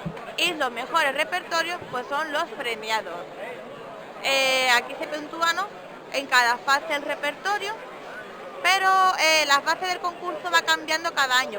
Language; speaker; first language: Spanish; native; Spanish